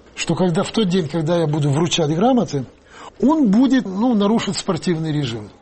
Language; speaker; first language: Russian; non-native, local second language; Ukrainian